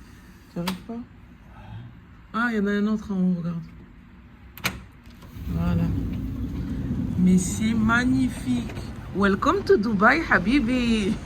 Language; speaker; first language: French; native; French